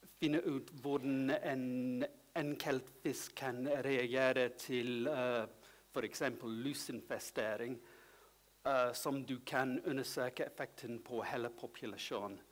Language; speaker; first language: Swedish; non-native, learner; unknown